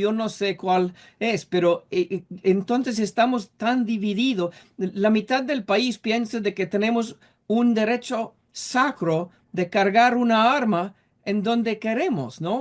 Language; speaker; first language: Spanish; non-native, fluent; English